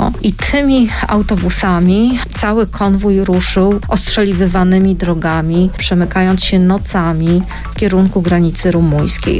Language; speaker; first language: Polish; native; Polish